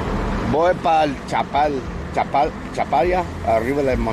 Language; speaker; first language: Spanish; non-native, learner; English